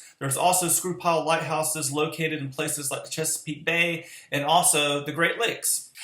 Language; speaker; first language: English; native; English